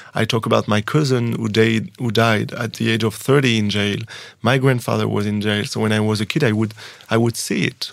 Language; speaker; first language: English; non-native, fluent; French